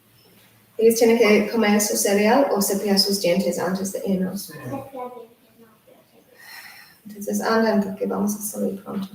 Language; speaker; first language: Spanish; non-native, learner; English